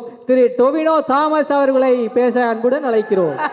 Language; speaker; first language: Tamil; native; Tamil